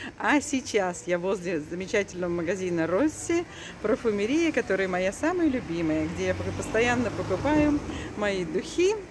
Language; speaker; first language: Russian; native; Russian